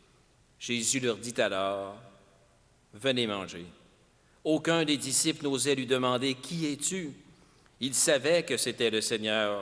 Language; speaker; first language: French; native; French